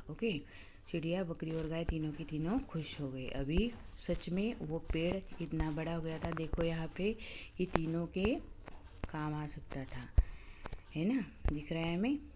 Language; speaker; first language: Hindi; non-native, local second language; Marathi